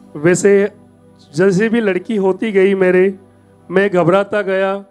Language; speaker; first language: Hindi; native; Hindi